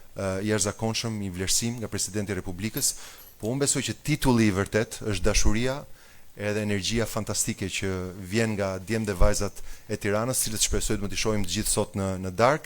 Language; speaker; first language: Albanian; native; Albanian